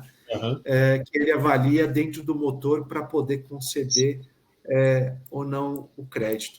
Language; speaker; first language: Portuguese; native; Portuguese